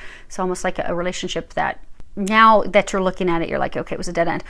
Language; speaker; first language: English; native; English